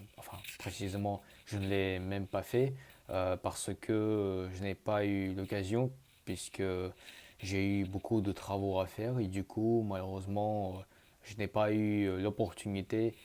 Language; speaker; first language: French; early bilingual, other home language; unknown